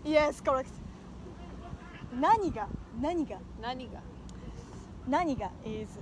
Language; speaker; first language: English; non-native, learner; Japanese